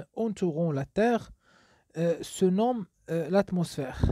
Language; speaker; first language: French; non-native, local second language; Arabic